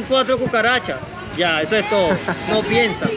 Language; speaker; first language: Spanish; native; Spanish